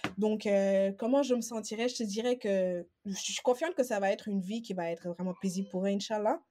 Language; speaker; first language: French; non-native, local second language; Wolof